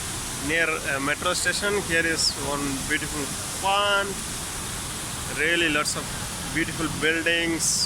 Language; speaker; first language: English; non-native, local second language; Tamil